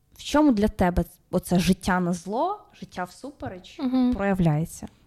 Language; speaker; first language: Ukrainian; non-native, local second language; Russian